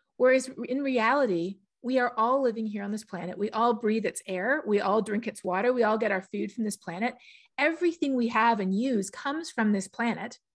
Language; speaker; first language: English; native; English